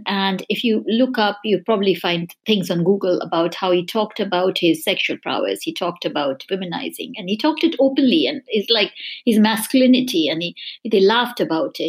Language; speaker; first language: English; non-native, local second language; Hindi